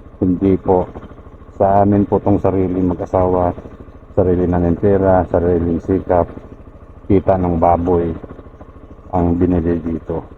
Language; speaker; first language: Filipino; non-native, local second language; Cebuano